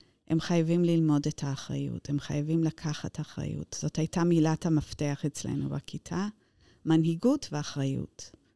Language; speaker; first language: Hebrew; non-native, fluent; English